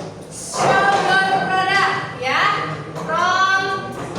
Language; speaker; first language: English; non-native, learner; Indonesian